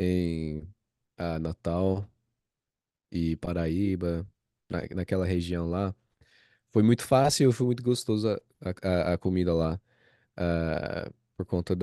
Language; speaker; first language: Portuguese; non-native, fluent; English